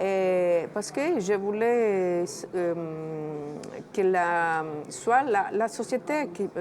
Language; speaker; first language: French; non-native, fluent; Italian